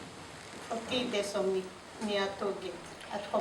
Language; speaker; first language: Swedish; non-native, fluent; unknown